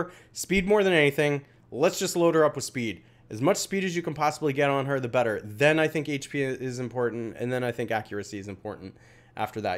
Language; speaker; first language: English; native; English